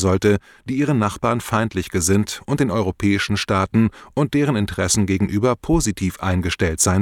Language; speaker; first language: German; native; German